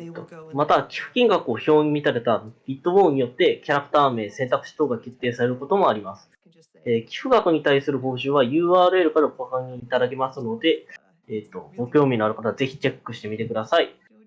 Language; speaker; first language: Japanese; native; Japanese